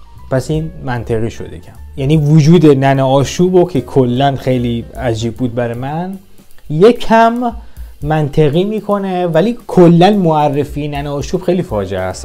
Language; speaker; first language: Persian; native; Persian